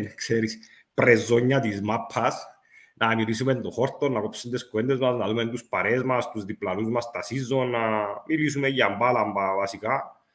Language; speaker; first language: Greek; native; Greek